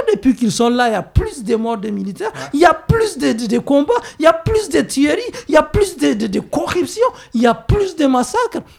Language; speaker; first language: French; non-native, local second language; Hausa